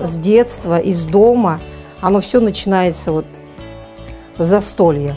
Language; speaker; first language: Russian; native; Russian